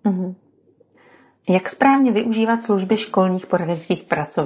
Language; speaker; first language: Czech; native; Czech